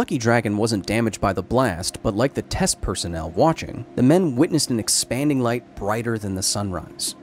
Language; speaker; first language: English; native; English